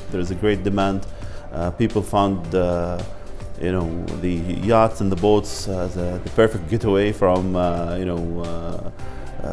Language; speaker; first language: English; non-native, fluent; Arabic